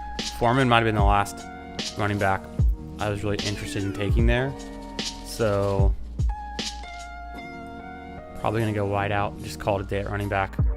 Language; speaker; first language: English; native; English